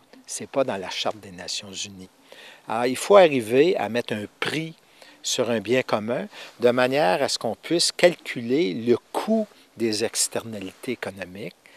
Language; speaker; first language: French; native; French